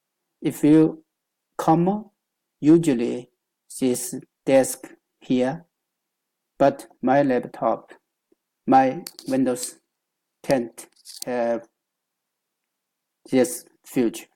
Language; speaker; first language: English; non-native, learner; Chinese